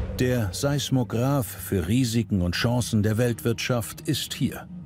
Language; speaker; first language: German; native; German